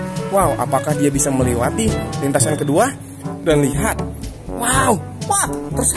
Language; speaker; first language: Indonesian; native; Indonesian